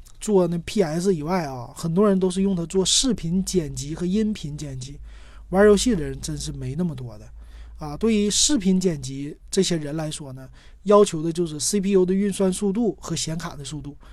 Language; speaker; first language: Chinese; native; Chinese